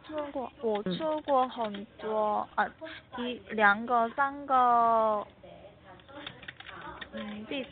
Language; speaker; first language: Chinese; non-native, learner; Korean